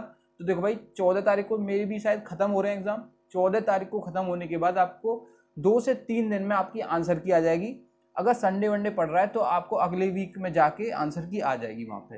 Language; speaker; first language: Hindi; native; Hindi